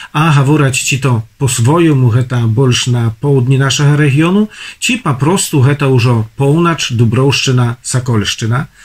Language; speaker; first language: Belarusian; native; Belarusian